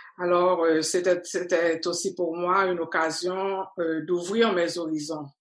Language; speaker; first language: French; non-native, local second language; Haitian Creole